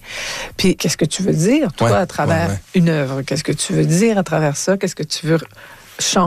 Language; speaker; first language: French; native; French